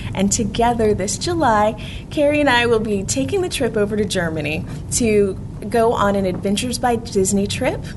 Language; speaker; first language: English; native; English